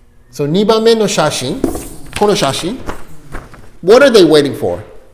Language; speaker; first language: English; native; English